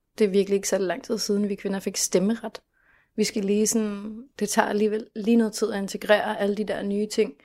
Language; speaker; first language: Danish; native; Danish